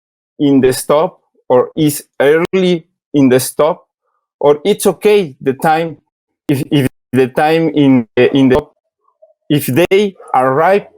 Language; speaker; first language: English; non-native, learner; Spanish